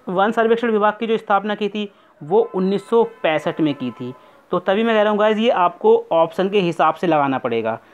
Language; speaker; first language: Hindi; native; Hindi